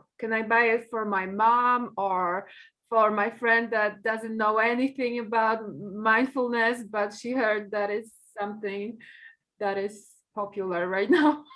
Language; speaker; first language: English; non-native, fluent; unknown